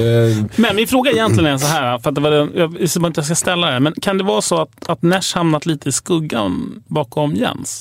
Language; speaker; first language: Swedish; native; Swedish